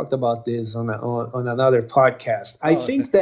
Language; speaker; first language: English; non-native, fluent; Portuguese